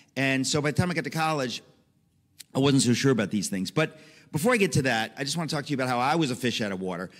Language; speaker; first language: English; native; English